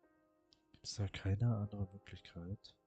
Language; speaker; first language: German; native; German